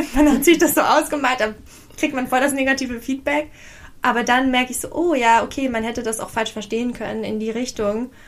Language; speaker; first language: German; native; German